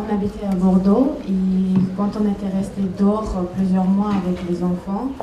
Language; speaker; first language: French; non-native, fluent; Chechen